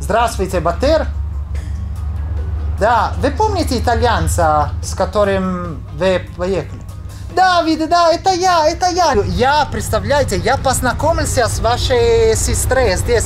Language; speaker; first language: Russian; non-native, learner; Italian